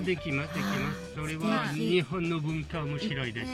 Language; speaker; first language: Japanese; non-native, fluent; French